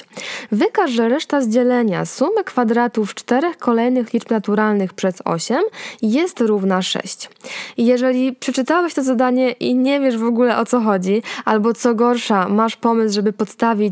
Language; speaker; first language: Polish; native; Polish